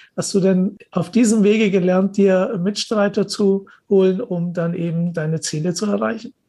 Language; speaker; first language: German; early bilingual, other home language; Persian